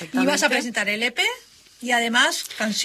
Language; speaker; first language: Spanish; native; Spanish